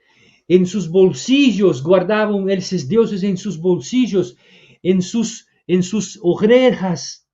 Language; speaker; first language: Spanish; non-native, fluent; Portuguese